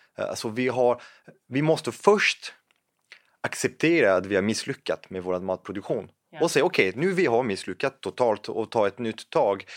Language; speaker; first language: Swedish; non-native, fluent; French